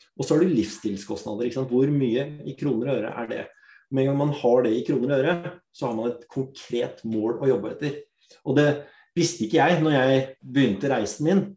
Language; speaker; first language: Norwegian; early bilingual, other home language; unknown